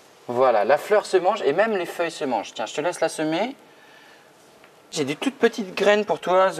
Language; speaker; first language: French; native; French